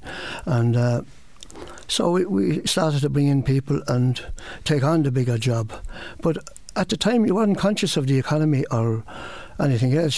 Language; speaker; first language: English; native; English